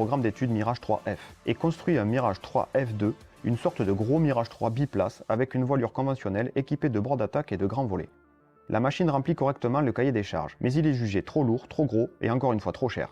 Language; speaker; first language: French; native; French